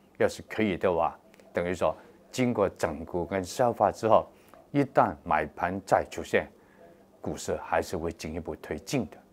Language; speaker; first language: Chinese; non-native, local second language; Cantonese